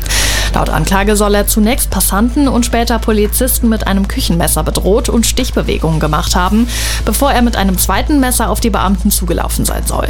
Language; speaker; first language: German; native; German